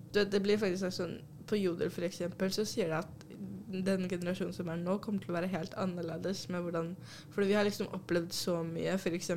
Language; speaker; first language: Norwegian; early bilingual, other home language; Urdu